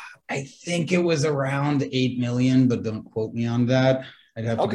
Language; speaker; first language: English; native; English